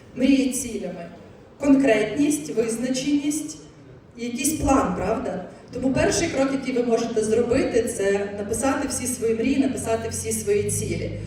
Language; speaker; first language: Ukrainian; non-native, local second language; Russian